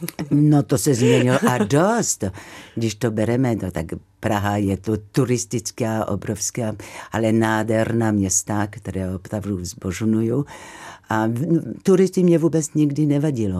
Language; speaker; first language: Czech; non-native, fluent; French